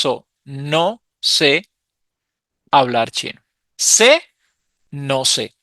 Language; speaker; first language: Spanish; non-native, fluent; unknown